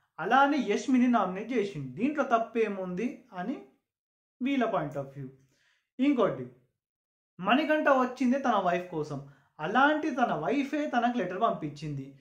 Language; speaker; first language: Telugu; non-native, local second language; Urdu